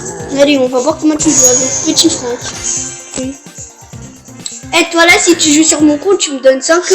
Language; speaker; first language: French; early bilingual, other home language; Romanian